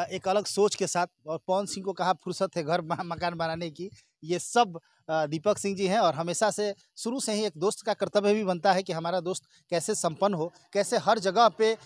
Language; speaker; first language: Hindi; native; Hindi